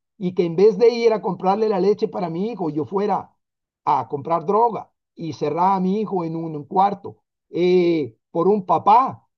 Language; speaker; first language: Spanish; non-native, fluent; Italian